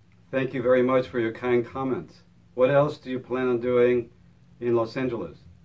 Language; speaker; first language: English; native; English